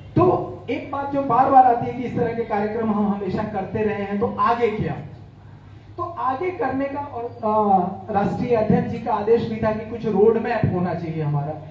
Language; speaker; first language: Hindi; native; Hindi